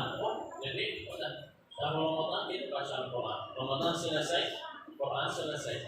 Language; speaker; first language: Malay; non-native, learner; Arabic